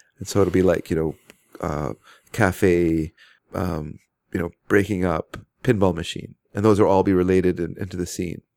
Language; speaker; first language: English; native; English